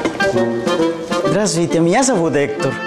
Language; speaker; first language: Russian; non-native, learner; Spanish